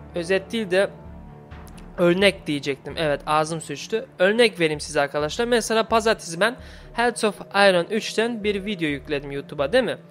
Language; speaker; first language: Turkish; early bilingual, heritage; Turkish